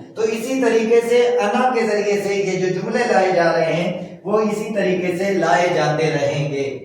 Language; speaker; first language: Urdu; native; Urdu